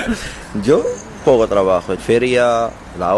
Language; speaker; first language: Spanish; non-native, learner; Arabic